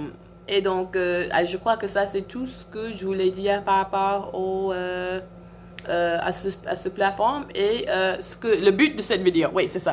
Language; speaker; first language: French; non-native, fluent; English